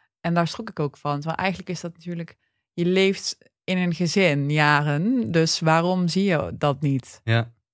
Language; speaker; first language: Dutch; early bilingual, other home language; Turkish